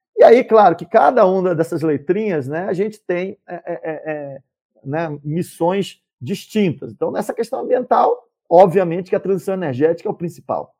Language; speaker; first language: Portuguese; native; Portuguese